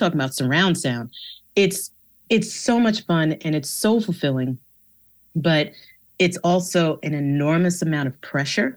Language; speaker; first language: English; native; English